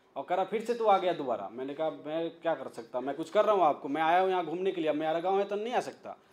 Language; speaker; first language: Hindi; native; Hindi